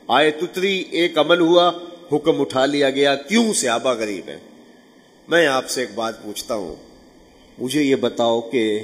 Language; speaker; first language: Urdu; non-native, local second language; Punjabi